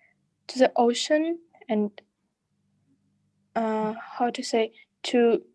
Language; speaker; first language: English; non-native, learner; Russian